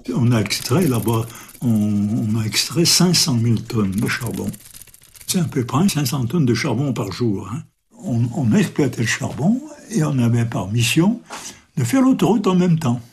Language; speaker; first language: French; native; French